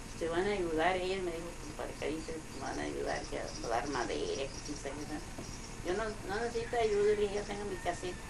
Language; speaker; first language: Spanish; non-native, local second language; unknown